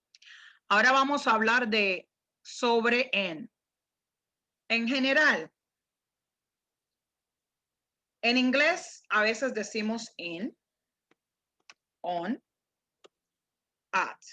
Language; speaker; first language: Spanish; non-native, fluent; English